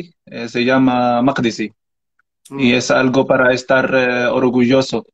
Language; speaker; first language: Spanish; non-native, learner; Arabic